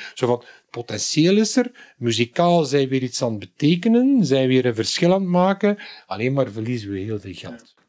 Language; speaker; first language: Dutch; native; Dutch